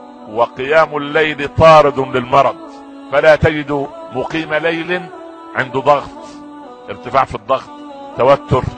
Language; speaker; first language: Arabic; native; Arabic